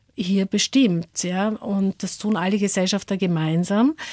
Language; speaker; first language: German; native; German